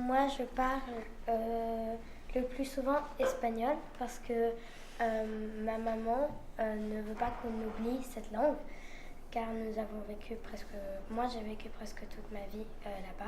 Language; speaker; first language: French; non-native, fluent; Spanish